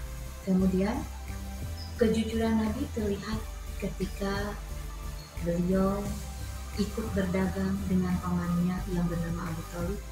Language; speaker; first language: Indonesian; native; Indonesian